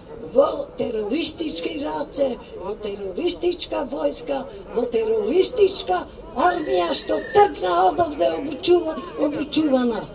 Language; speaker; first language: Macedonian; native; Macedonian